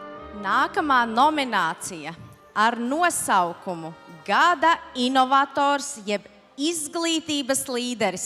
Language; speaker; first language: Latvian; native; Latvian